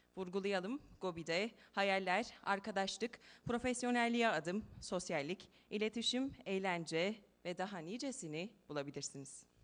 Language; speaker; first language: Turkish; native; Turkish